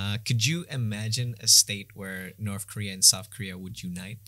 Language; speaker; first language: English; non-native, fluent; Indonesian